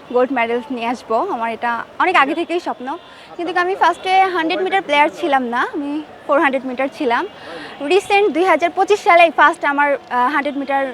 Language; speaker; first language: Bangla; native; Bangla